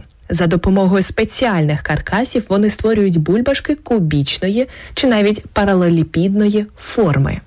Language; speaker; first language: Ukrainian; native; Ukrainian